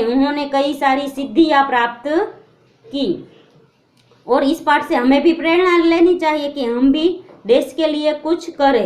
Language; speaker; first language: Hindi; non-native, local second language; Gujarati